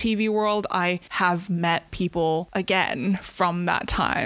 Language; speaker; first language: English; non-native, local second language; Cantonese